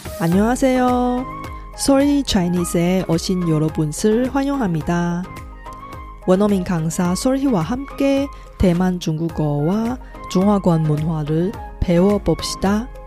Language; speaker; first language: Korean; non-native, fluent; Chinese